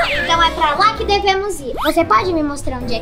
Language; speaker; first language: Portuguese; native; Portuguese